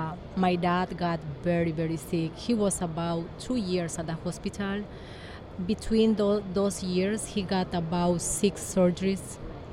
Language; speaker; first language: English; non-native, learner; Spanish